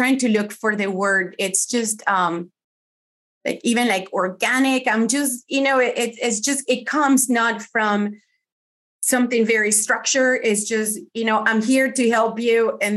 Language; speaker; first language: English; non-native, fluent; Spanish